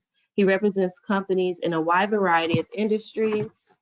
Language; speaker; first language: English; native; English